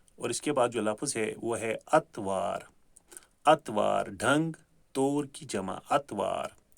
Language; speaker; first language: Urdu; non-native, local second language; Kashmiri